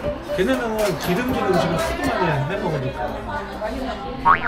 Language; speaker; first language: Korean; native; Korean